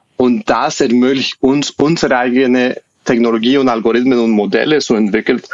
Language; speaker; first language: German; non-native, fluent; Spanish